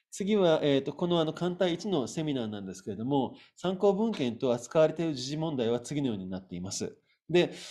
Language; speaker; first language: Japanese; native; Japanese